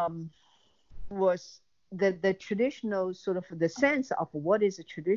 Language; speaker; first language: English; non-native, learner; Chinese